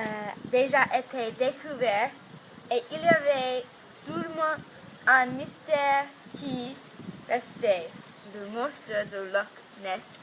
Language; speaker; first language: French; non-native, learner; English